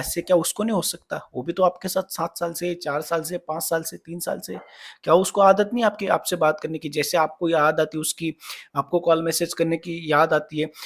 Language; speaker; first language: Hindi; non-native, local second language; Marathi